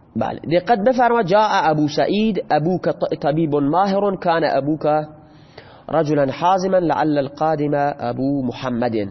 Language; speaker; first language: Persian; non-native, local second language; Baluchi